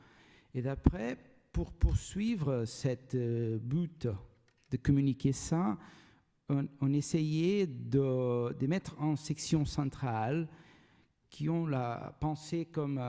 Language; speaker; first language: French; non-native, learner; Portuguese